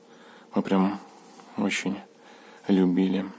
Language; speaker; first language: Russian; native; Russian